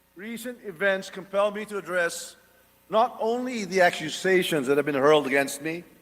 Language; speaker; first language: English; non-native, local second language; Filipino